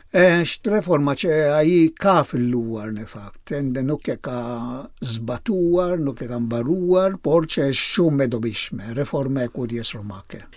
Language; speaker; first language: Albanian; non-native, fluent; Maltese